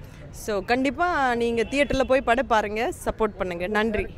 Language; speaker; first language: Tamil; non-native, fluent; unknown